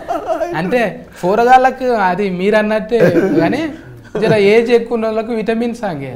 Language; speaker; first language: Telugu; native; Telugu